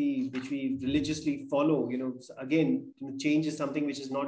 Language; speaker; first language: English; non-native, local second language; Punjabi